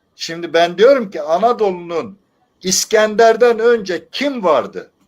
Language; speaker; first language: Turkish; non-native, local second language; Zaza